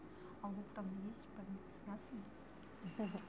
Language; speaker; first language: Russian; non-native, local second language; Tuvinian